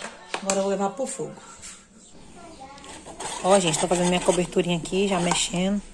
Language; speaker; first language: Portuguese; native; Portuguese